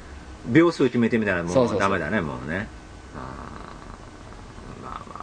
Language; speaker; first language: Japanese; native; Japanese